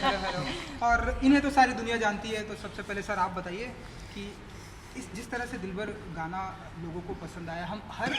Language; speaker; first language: Hindi; native; Hindi